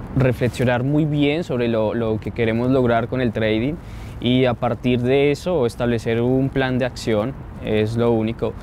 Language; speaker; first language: Spanish; native; Spanish